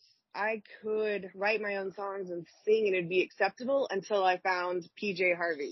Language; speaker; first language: English; native; English